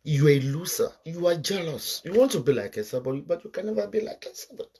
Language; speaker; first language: English; non-native, local second language; Yoruba